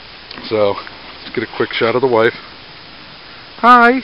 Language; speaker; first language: English; native; English